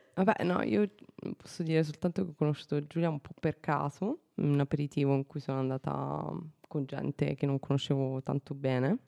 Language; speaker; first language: Italian; native; Italian